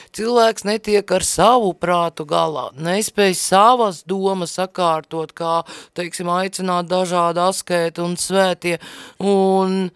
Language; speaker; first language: Latvian; native; Latvian